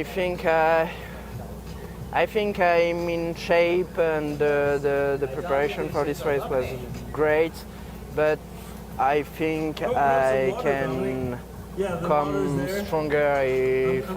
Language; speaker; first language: English; non-native, fluent; French